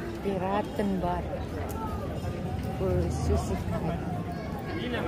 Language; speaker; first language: German; non-native, learner; Indonesian